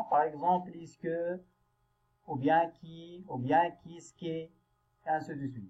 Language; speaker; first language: French; non-native, local second language; Arabic